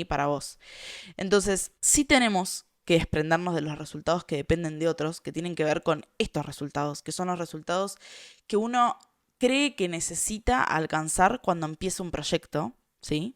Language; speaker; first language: Spanish; native; Spanish